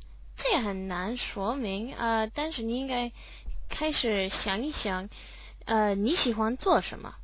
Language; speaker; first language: Chinese; non-native, learner; English